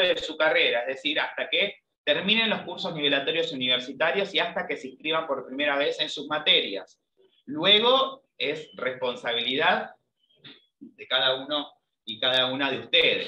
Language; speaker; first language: Spanish; native; Spanish